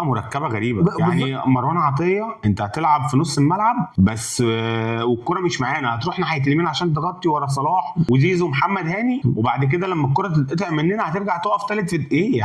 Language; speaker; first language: Arabic; native; Arabic